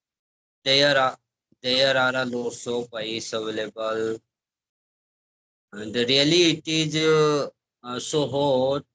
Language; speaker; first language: English; non-native, learner; Hindi